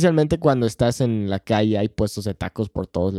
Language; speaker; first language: Spanish; non-native, fluent; English